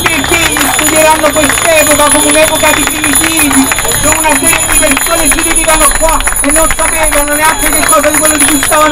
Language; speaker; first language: Italian; native; Italian